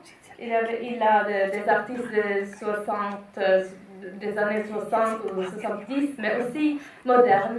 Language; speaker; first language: French; non-native, fluent; Finnish